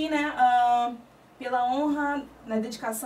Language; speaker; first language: Portuguese; native; Portuguese